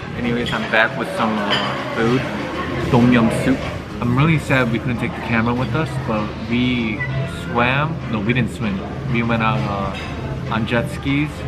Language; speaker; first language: English; early bilingual, other home language; Korean